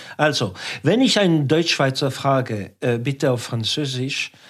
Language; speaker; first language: German; non-native, local second language; French